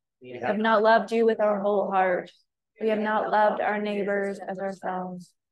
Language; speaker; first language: English; native; English